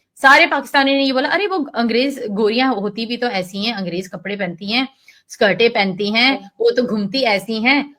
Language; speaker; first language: Hindi; early bilingual, heritage; Urdu